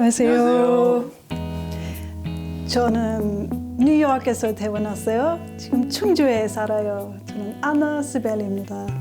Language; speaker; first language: Korean; non-native, learner; English